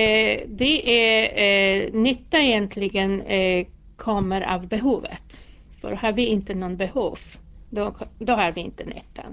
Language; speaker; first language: Swedish; non-native, fluent; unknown